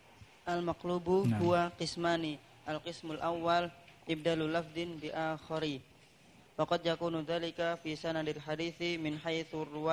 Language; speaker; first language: Arabic; non-native, learner; Indonesian